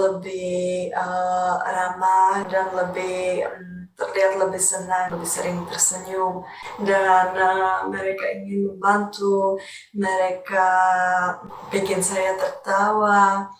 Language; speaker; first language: Indonesian; non-native, fluent; Czech